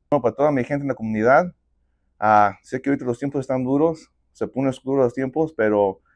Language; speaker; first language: Spanish; early bilingual, heritage; Spanish